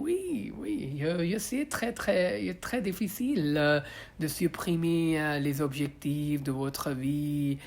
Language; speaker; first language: French; non-native, learner; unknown